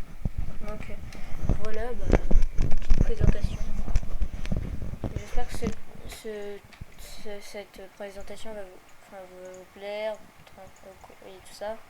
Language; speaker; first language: French; native; French